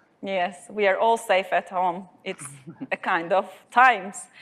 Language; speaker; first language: English; non-native, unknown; Turkish